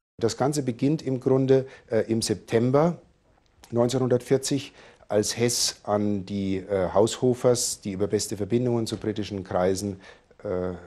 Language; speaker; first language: German; native; German